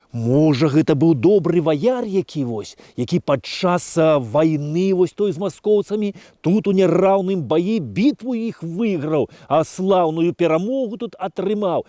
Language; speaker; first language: Belarusian; native; Belarusian